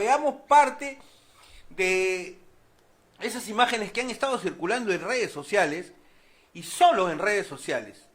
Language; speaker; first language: Spanish; native; Spanish